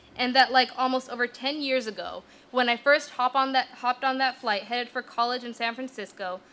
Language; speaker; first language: English; native; English